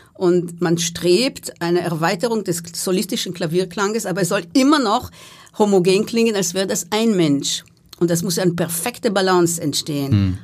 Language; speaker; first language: German; non-native, fluent; Hebrew